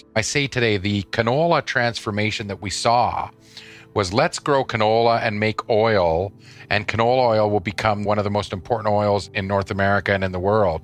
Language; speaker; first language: English; native; English